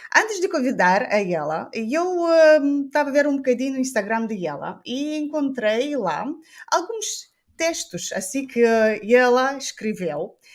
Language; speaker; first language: Portuguese; non-native, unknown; Romanian